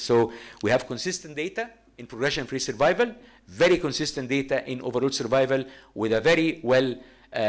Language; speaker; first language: English; non-native, fluent; Arabic